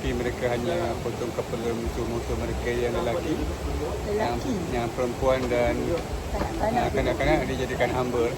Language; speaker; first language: Malay; native; Malay